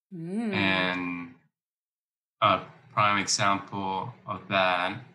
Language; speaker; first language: English; early bilingual, other home language; Spanish